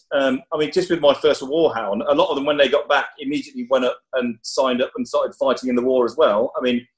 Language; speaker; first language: English; native; English